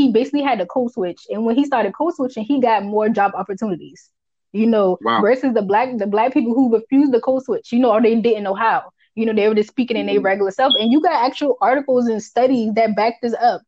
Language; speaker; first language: English; early bilingual, other home language; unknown